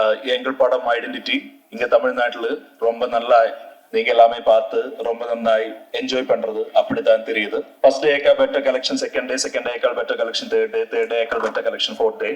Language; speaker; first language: Tamil; non-native, learner; Malayalam